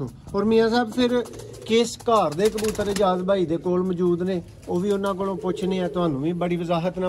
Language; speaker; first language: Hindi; non-native, local second language; Punjabi